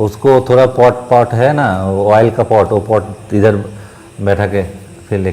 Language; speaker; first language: Hindi; non-native, learner; Bangla